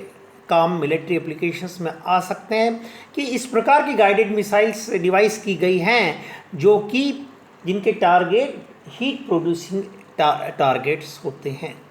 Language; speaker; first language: Hindi; native; Hindi